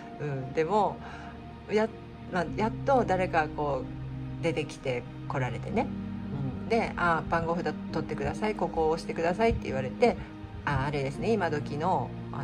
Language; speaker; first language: Japanese; native; Japanese